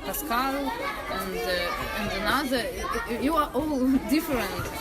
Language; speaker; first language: English; non-native, learner; Russian